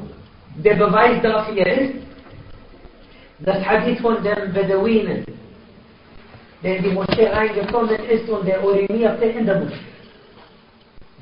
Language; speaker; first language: German; non-native, fluent; Arabic